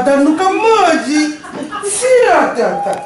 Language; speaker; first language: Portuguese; non-native, learner; Lingala